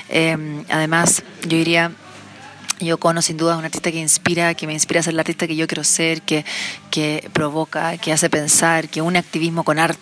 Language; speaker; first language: Spanish; native; Spanish